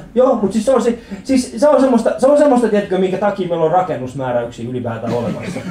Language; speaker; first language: Finnish; early bilingual, other home language; Persian